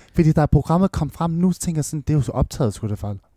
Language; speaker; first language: Danish; early bilingual, other home language; Vietnamese